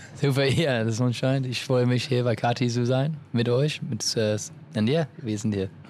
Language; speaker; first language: German; non-native, learner; English